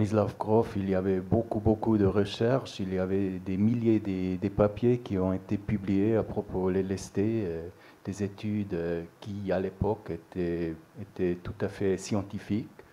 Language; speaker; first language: French; non-native, local second language; German